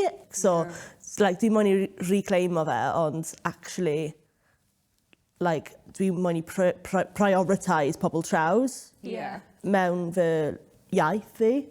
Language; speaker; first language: Welsh; non-native, local second language; English